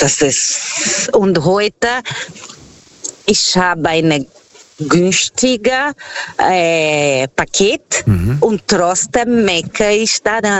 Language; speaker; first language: German; non-native, learner; Portuguese